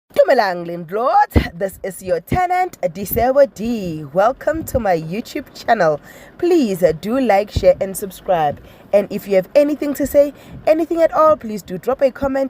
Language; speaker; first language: English; non-native, local second language; Zulu